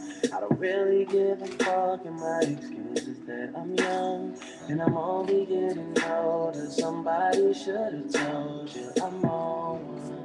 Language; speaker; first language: English; native; English